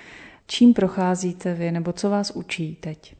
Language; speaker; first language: Czech; native; Czech